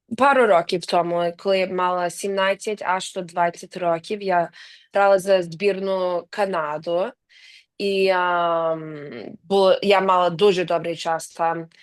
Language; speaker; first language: Ukrainian; early bilingual, heritage; English